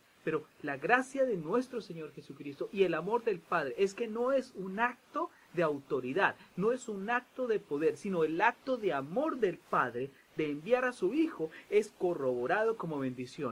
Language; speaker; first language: Spanish; native; Spanish